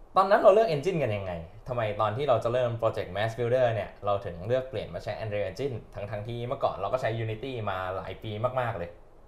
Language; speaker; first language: Thai; native; Thai